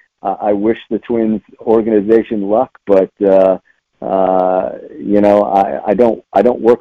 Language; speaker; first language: English; native; English